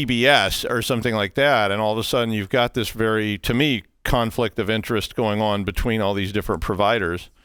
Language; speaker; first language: English; native; English